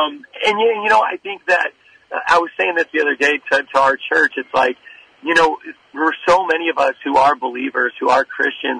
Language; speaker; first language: English; native; English